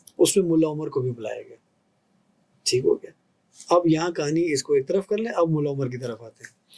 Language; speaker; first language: Urdu; non-native, local second language; Pashto